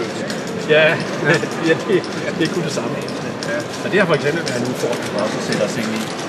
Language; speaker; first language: Danish; native; Danish